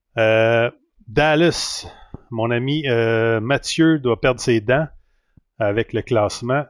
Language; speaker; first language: French; native; French